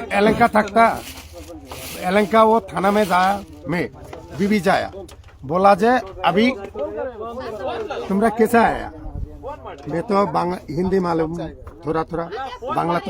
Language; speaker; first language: Hindi; non-native, learner; Bangla